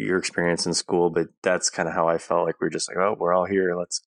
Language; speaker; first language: English; native; English